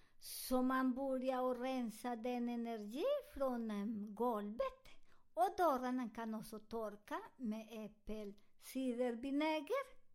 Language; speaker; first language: Swedish; non-native, learner; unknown